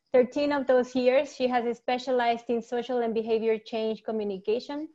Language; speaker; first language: English; non-native, fluent; Spanish